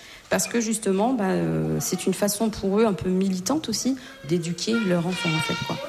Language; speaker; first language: French; native; French